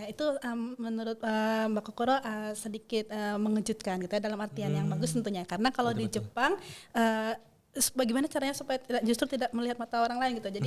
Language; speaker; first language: Indonesian; non-native, fluent; Japanese